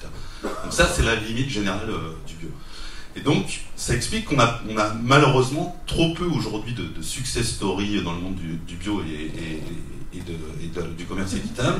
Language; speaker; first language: French; native; French